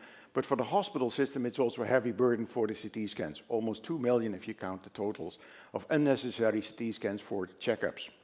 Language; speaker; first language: English; non-native, fluent; Dutch